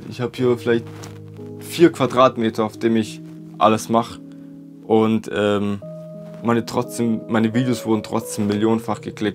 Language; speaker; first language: German; native; German